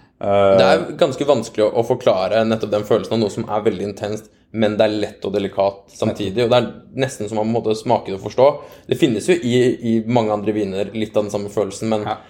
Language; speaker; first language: Norwegian; native; Norwegian